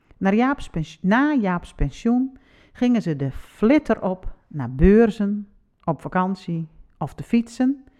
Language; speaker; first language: Dutch; non-native, local second language; Western Frisian